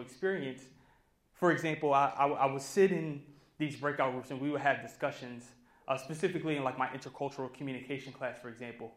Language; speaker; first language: English; native; English